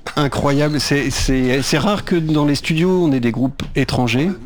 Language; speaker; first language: French; native; French